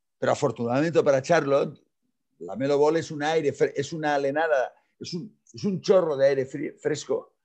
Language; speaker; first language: Spanish; non-native, local second language; Catalan